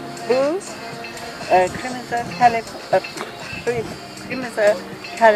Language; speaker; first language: Turkish; non-native, learner; English